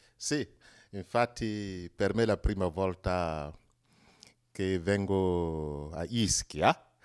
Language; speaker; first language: Italian; non-native, fluent; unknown